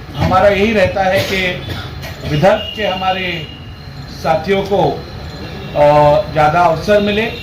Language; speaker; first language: Hindi; non-native, local second language; Marathi